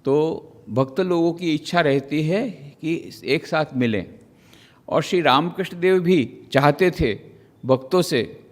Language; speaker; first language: Hindi; non-native, local second language; Gujarati